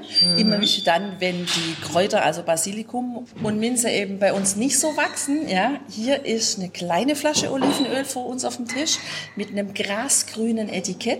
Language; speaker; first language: German; native; German